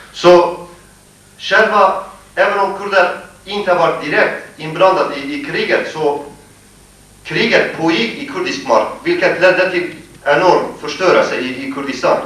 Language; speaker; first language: Swedish; non-native, fluent; Kurdish